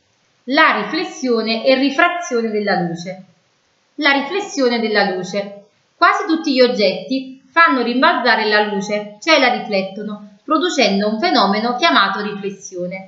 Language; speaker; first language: Italian; native; Italian